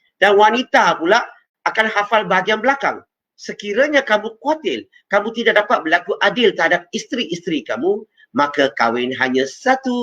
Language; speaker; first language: Malay; non-native, local second language; Chinese